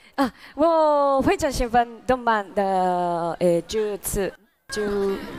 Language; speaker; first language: Chinese; non-native, learner; Japanese